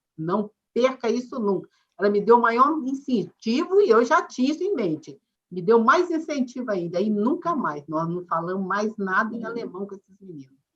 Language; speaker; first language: Portuguese; native; Portuguese